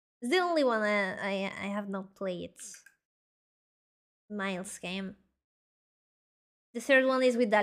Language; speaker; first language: English; non-native, learner; Spanish